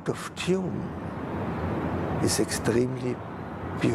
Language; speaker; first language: English; native; English